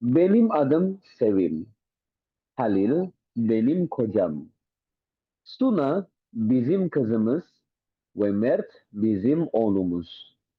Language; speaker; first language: Turkish; non-native, fluent; Indonesian